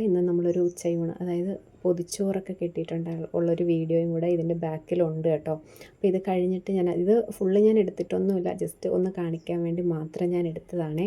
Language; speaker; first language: Malayalam; native; Malayalam